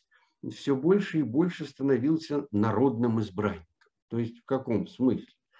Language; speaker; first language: Russian; native; Russian